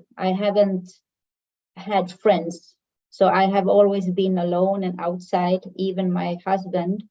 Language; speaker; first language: English; non-native, fluent; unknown